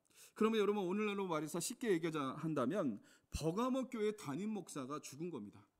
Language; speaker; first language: Korean; native; Korean